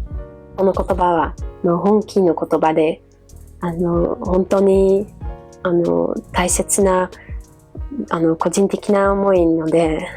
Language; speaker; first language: Japanese; non-native, fluent; Dutch